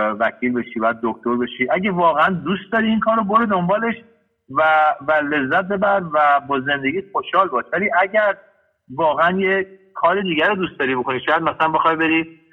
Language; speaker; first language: Persian; early bilingual, heritage; Persian